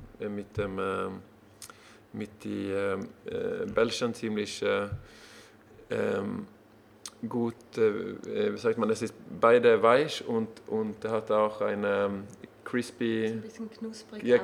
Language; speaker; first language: German; non-native, learner; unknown